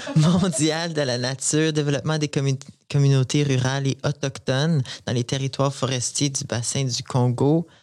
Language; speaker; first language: French; native; French